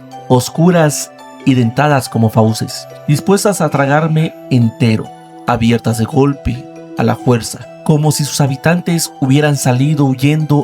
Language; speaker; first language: Spanish; native; Spanish